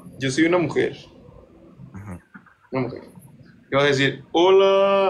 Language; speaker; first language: Spanish; native; Spanish